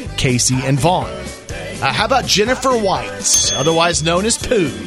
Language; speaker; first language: English; native; English